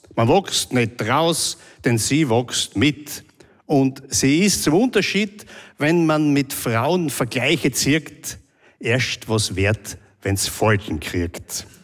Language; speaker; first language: German; native; German